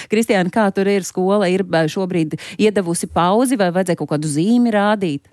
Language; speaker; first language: Latvian; native; Latvian